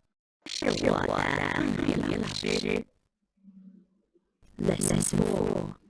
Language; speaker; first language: Chinese; non-native, fluent; Indonesian